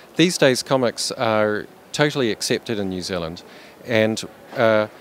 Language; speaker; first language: English; native; English